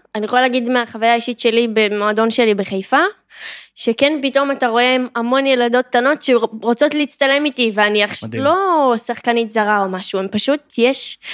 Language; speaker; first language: Hebrew; native; Hebrew